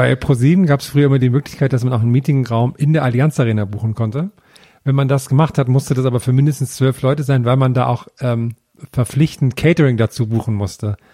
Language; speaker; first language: German; native; German